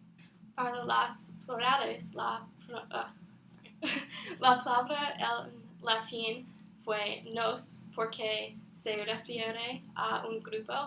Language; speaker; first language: Spanish; non-native, learner; English